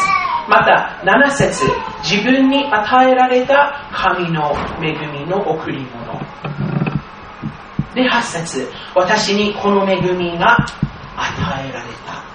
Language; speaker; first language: Japanese; non-native, fluent; English